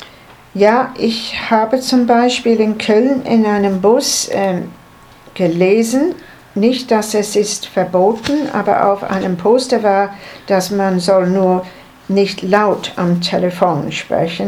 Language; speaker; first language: German; non-native, learner; English